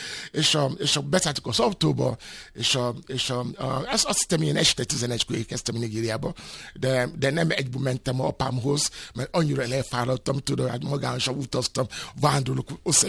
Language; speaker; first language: Hungarian; non-native, fluent; Yoruba